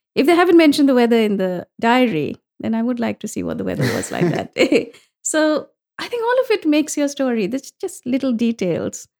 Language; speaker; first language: English; non-native, local second language; Bangla